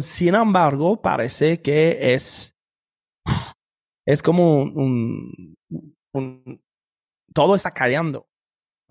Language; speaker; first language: Spanish; non-native, fluent; French